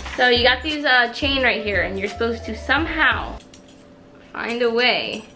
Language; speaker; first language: English; native; English